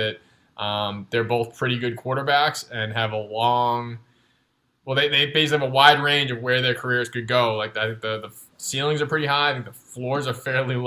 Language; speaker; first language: English; native; English